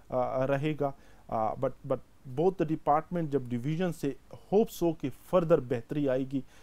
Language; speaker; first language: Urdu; non-native, local second language; Pashto